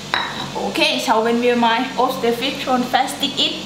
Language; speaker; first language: German; non-native, learner; Thai